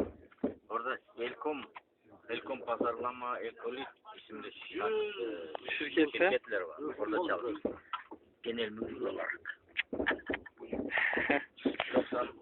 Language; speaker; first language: Turkish; non-native, learner; Kazakh